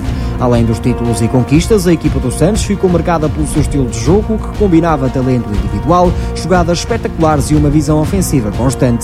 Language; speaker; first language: Portuguese; native; Portuguese